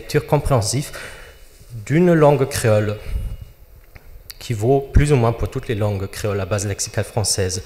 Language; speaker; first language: French; non-native, fluent; German